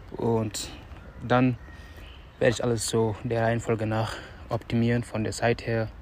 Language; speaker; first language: German; non-native, fluent; Wolof